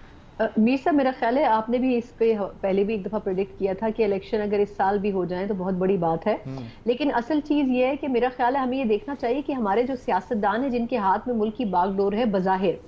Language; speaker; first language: Urdu; native; Urdu